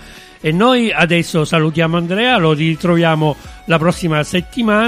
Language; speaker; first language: Italian; native; Italian